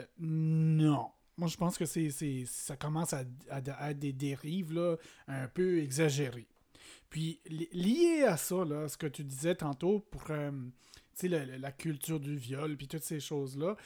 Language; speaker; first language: French; native; French